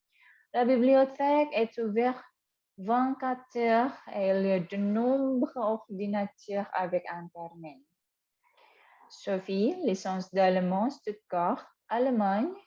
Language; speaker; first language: French; non-native, fluent; Indonesian